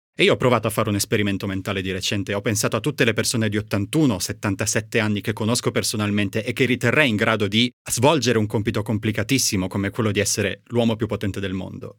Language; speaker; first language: Italian; native; Italian